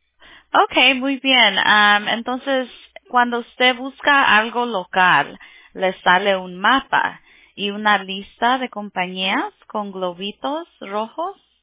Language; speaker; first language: Spanish; early bilingual, heritage; Spanish